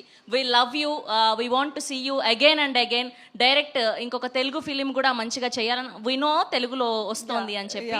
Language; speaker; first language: Telugu; native; Telugu